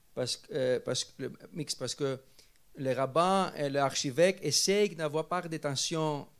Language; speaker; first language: French; non-native, fluent; Greek